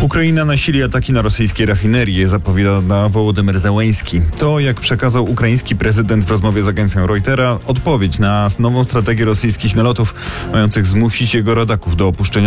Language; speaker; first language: Polish; native; Polish